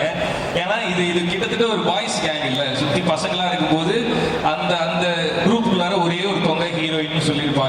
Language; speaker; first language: Tamil; native; Tamil